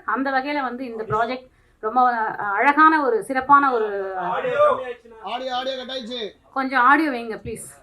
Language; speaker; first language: Tamil; native; Tamil